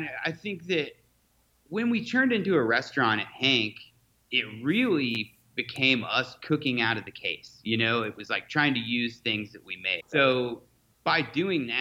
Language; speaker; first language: English; native; English